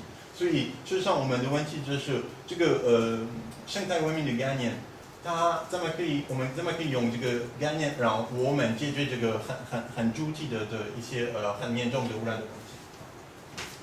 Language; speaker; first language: Chinese; non-native, fluent; French